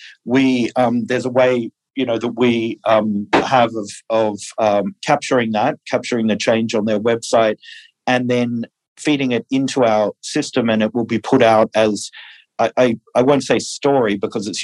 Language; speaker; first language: English; native; English